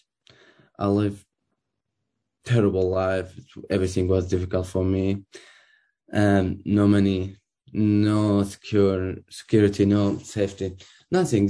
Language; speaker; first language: English; non-native, learner; Arabic